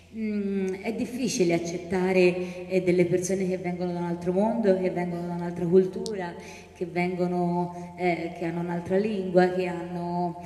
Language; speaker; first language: Italian; native; Italian